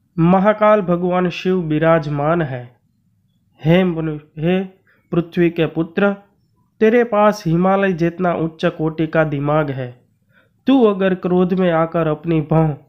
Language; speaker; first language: Hindi; non-native, local second language; Gujarati